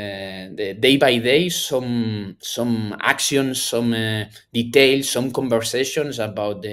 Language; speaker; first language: English; non-native, learner; Spanish